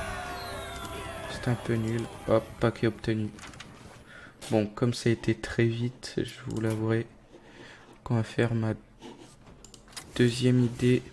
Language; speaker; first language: French; native; French